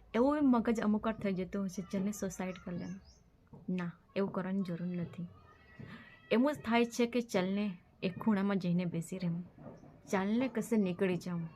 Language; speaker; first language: Gujarati; non-native, local second language; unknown